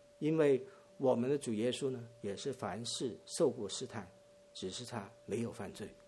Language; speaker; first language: Chinese; non-native, local second language; Cantonese